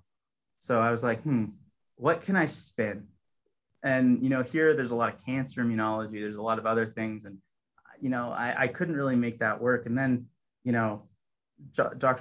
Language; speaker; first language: English; native; English